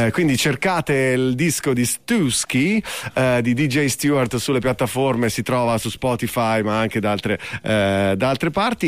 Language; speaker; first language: Italian; native; Italian